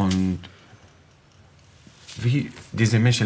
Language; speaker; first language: German; non-native, learner; Arabic